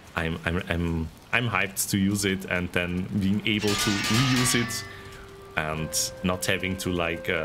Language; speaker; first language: English; non-native, fluent; German